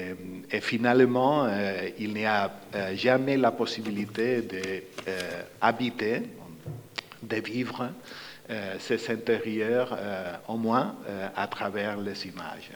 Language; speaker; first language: French; non-native, fluent; Spanish